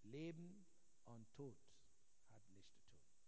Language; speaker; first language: German; non-native, fluent; Igbo